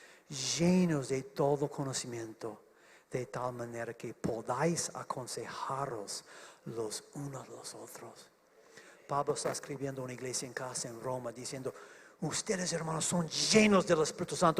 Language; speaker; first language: Spanish; non-native, fluent; English